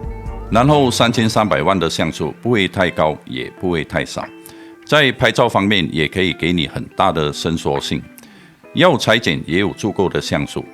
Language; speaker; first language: Chinese; native; Chinese